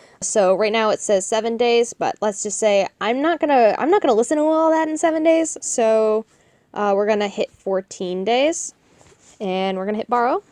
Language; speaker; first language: English; native; English